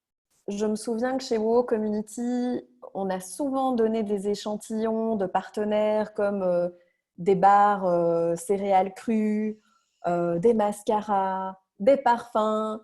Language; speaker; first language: French; native; French